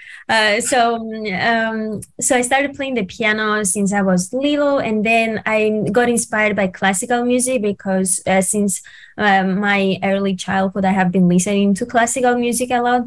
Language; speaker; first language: English; non-native, fluent; Greek